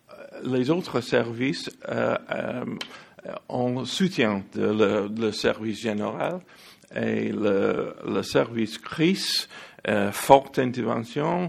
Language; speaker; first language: French; non-native, learner; English